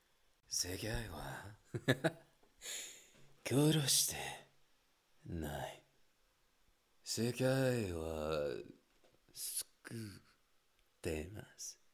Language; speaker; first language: Japanese; non-native, learner; Spanish